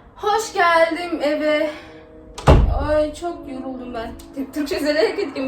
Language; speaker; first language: Turkish; non-native, learner; Kazakh